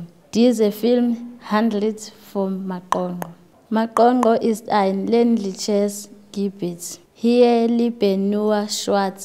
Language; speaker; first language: German; non-native, learner; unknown